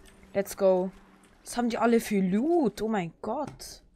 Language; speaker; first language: German; native; German